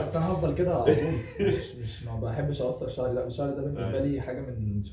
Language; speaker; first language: Arabic; native; Arabic